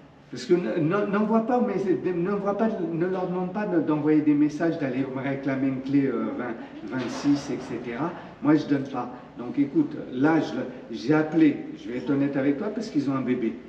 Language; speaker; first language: French; native; French